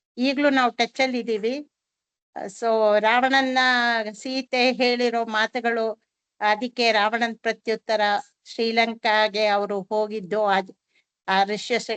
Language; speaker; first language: Kannada; non-native, local second language; Malayalam